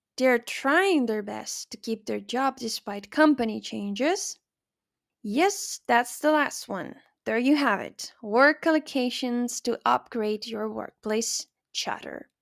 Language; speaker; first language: English; non-native, fluent; Spanish